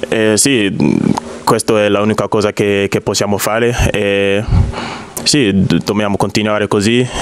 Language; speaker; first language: Italian; non-native, fluent; English